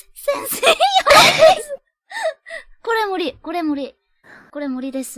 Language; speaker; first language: Japanese; non-native, learner; Korean